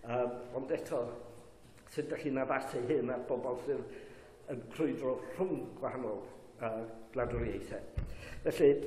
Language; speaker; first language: Welsh; native; Welsh